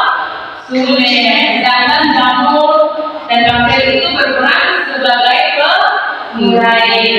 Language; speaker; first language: Indonesian; native; Indonesian